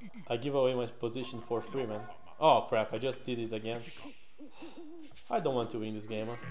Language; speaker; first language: English; non-native, fluent; Portuguese